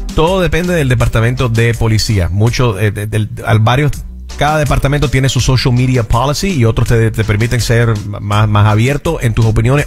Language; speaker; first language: Spanish; native; Spanish